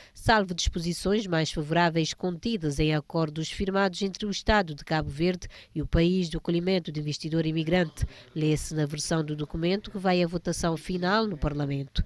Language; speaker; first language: Portuguese; non-native, local second language; Kabuverdianu